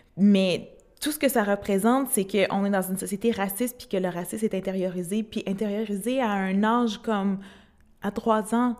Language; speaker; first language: French; native; French